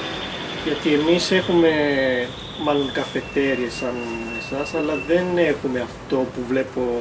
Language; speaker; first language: Greek; non-native, fluent; Italian